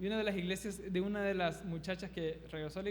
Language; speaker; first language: Spanish; native; Spanish